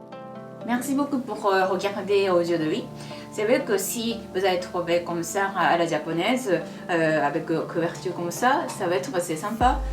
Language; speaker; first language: French; non-native, fluent; Japanese